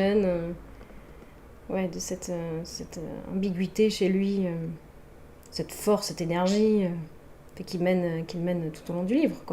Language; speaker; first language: French; native; French